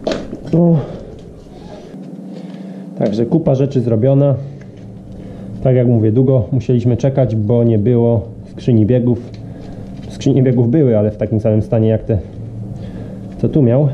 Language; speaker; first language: Polish; native; Polish